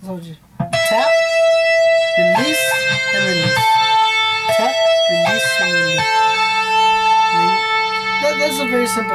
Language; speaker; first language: English; early bilingual, other home language; Spanish